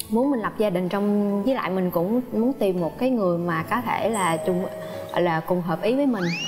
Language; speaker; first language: Vietnamese; native; Vietnamese